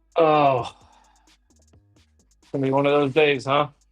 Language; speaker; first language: English; native; English